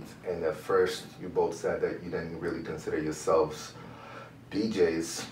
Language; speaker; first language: English; native; English